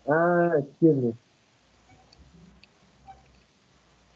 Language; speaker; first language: English; non-native, learner; Spanish